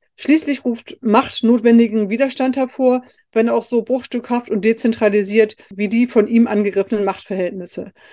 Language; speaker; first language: German; native; German